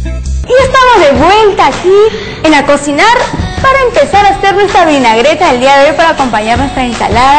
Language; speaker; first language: Spanish; native; Spanish